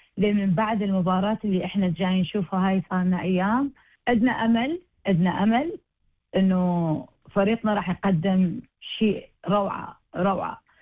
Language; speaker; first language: Arabic; early bilingual, heritage; Arabic